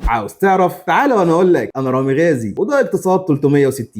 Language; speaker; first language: Arabic; native; Arabic